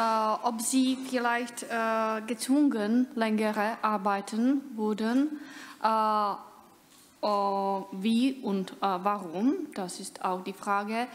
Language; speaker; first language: German; non-native, learner; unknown